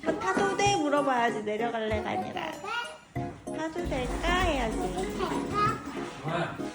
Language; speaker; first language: Korean; native; Korean